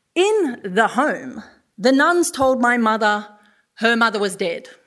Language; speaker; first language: English; native; English